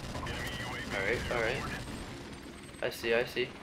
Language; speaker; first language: English; native; English